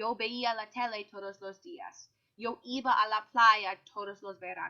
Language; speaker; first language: Spanish; non-native, fluent; English